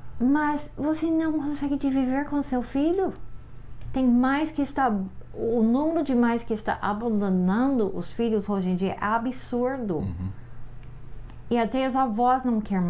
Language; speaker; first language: Portuguese; non-native, fluent; English